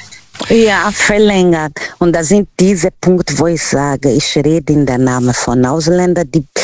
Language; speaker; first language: German; non-native, learner; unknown